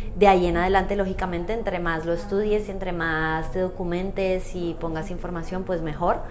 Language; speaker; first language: Spanish; native; Spanish